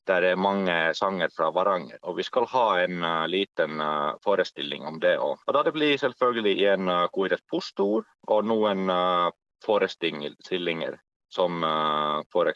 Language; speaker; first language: Norwegian; non-native, fluent; Finnish